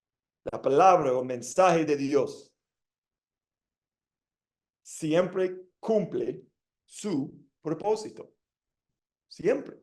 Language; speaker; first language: Spanish; non-native, fluent; English